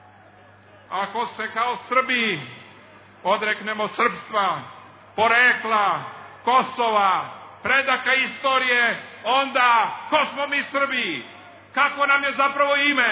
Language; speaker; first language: Serbian; native; Serbian